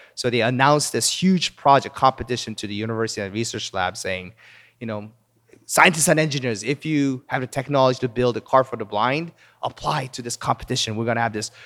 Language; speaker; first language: English; early bilingual, other home language; Korean